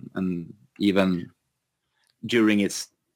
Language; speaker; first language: English; non-native, fluent; Swedish